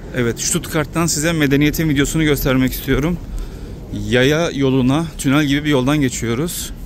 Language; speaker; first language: Turkish; native; Turkish